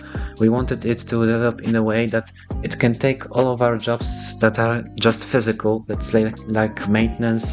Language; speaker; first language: English; non-native, fluent; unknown